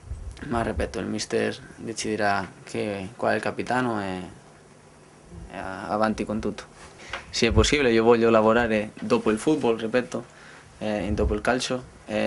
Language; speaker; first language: Italian; non-native, learner; Spanish